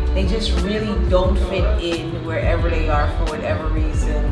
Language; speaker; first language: English; native; English